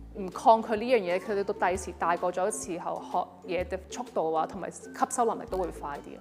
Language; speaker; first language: Cantonese; native; Cantonese